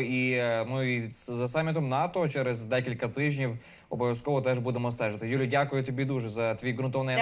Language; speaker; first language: Ukrainian; native; Ukrainian